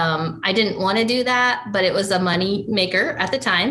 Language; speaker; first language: English; native; English